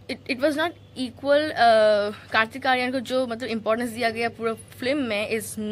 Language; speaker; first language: English; non-native, local second language; Bangla